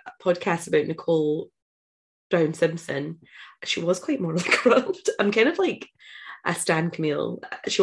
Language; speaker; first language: English; native; English